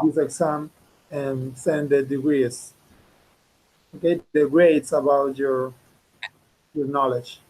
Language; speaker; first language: English; non-native, fluent; Spanish